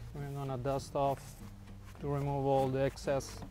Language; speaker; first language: English; non-native, fluent; Italian